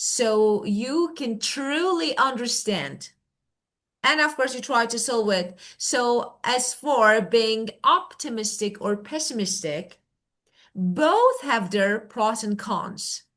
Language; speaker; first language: English; non-native, fluent; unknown